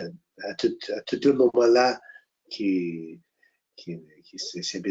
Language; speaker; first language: French; non-native, fluent; Portuguese